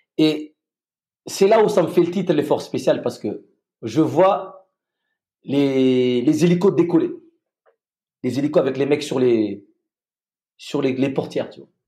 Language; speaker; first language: French; non-native, local second language; Malagasy